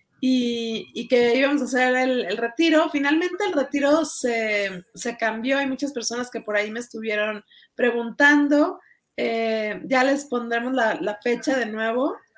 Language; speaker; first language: Spanish; native; Spanish